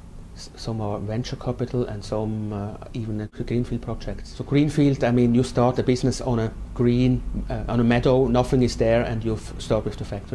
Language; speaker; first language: English; non-native, fluent; German